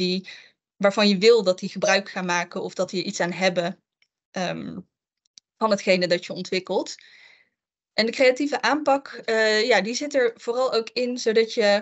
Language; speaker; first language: Dutch; native; Dutch